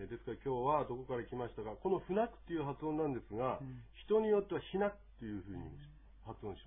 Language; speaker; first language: Japanese; native; Japanese